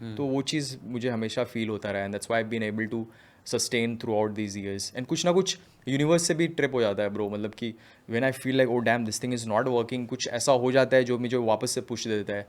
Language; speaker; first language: Hindi; native; Hindi